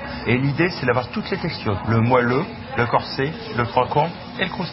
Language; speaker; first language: French; native; French